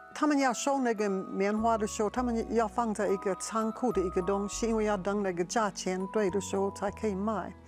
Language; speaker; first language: Chinese; non-native, fluent; English